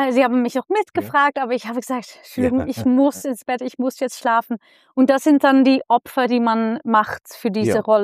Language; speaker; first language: German; non-native, fluent; Dutch